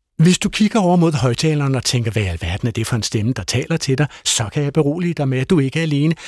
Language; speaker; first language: Danish; native; Danish